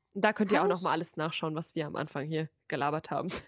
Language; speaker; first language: German; native; German